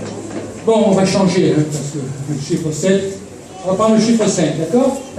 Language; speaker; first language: French; native; French